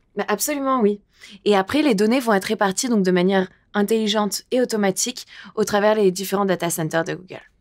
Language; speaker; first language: French; native; French